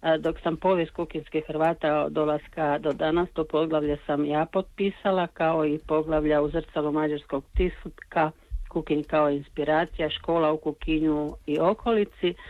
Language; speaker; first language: Croatian; early bilingual, heritage; Croatian